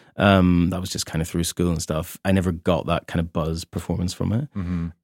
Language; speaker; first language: English; native; English